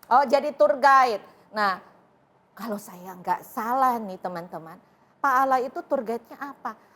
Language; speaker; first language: Indonesian; native; Indonesian